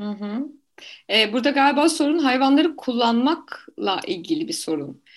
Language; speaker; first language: Turkish; native; Turkish